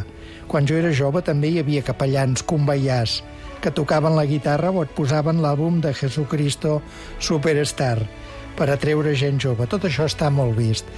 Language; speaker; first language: Catalan; native; Catalan